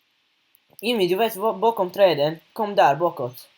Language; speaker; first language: Swedish; early bilingual, other home language; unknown